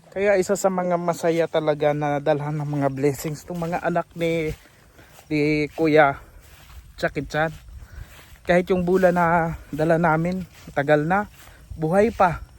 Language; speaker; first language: Filipino; native; Filipino